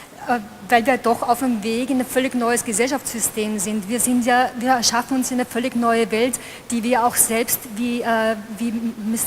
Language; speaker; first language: German; native; German